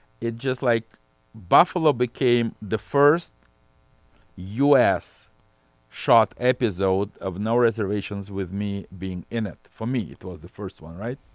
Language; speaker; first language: English; non-native, fluent; Russian